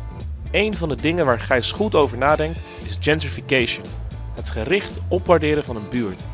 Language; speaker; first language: Dutch; native; Dutch